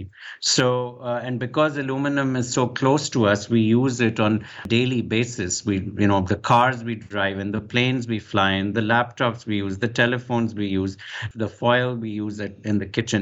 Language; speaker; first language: English; non-native, local second language; Urdu